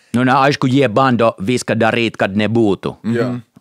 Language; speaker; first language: Lithuanian; non-native, fluent; Finnish